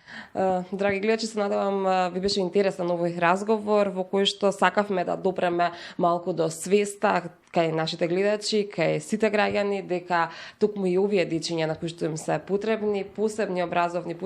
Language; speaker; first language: Macedonian; native; Macedonian